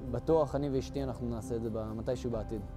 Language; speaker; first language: Hebrew; native; Hebrew